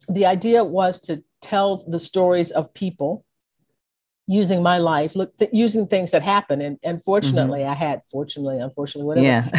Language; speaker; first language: English; native; English